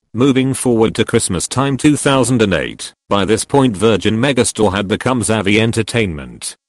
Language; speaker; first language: English; early bilingual, other home language; Serbian